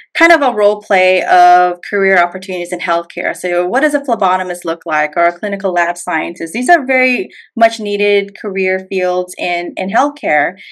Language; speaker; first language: English; native; English